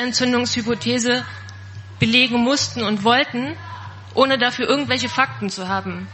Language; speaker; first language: German; native; German